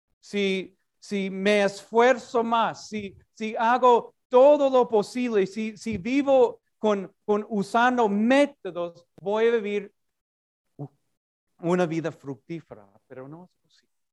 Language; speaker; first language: Spanish; non-native, fluent; English